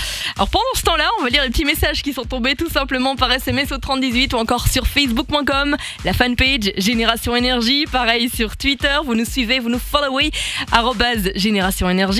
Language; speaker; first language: French; native; French